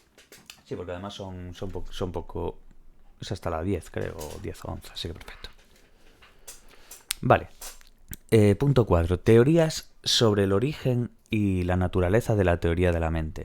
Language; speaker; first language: Spanish; native; Spanish